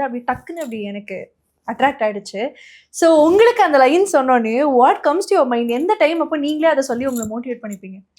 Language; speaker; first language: Tamil; native; Tamil